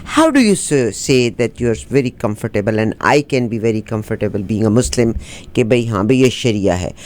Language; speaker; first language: Urdu; native; Urdu